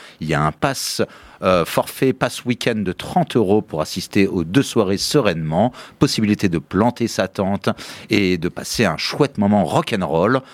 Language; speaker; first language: French; native; French